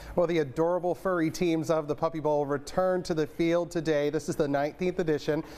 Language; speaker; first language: English; native; English